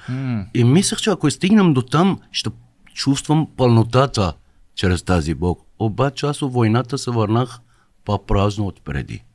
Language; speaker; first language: Bulgarian; non-native, fluent; Persian